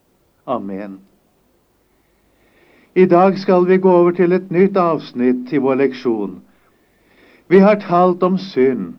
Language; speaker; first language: Norwegian; native; Norwegian